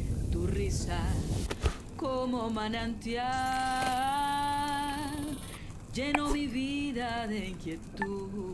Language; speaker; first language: Spanish; native; Spanish